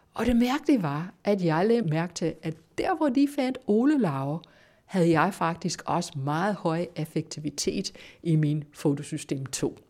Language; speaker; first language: Danish; non-native, fluent; English